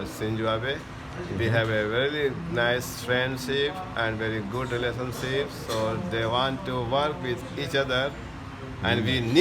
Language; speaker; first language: English; non-native, local second language; Hindi